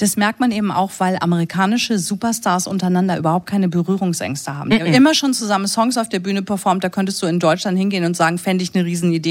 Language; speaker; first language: German; native; German